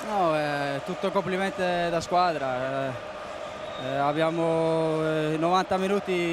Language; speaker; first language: Italian; non-native, learner; Icelandic